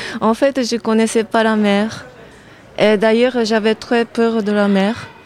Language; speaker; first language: French; non-native, fluent; Japanese